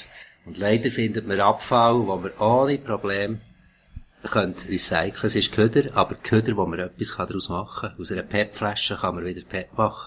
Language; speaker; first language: German; native; German